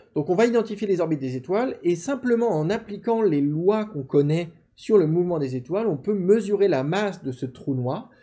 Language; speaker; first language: French; native; French